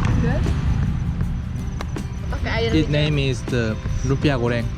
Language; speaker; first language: English; non-native, learner; Korean